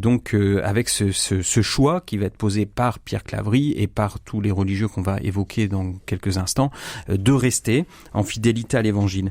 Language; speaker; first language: French; native; French